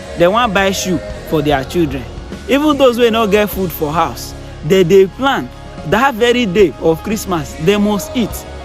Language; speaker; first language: Nigerian Pidgin; non-native, local second language; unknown